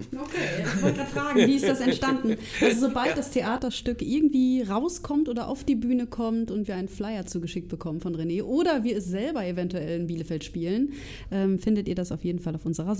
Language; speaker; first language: German; native; German